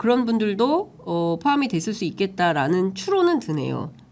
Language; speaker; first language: Korean; native; Korean